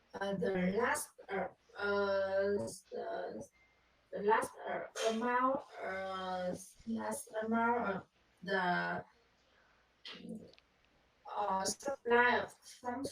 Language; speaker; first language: English; non-native, learner; Vietnamese